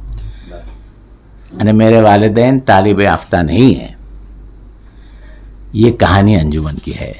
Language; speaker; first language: Hindi; native; Hindi